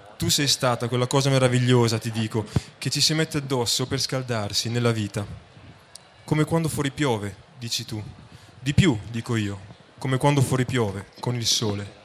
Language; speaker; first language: Italian; native; Italian